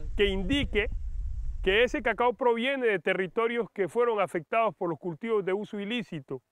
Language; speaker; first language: Spanish; native; Spanish